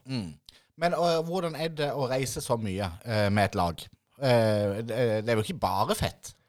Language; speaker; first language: Norwegian; native; Norwegian